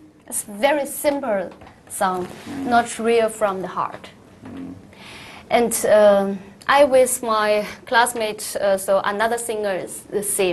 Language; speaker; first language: English; non-native, learner; Chinese